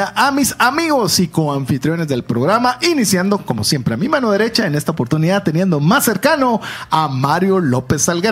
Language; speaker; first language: Spanish; native; Spanish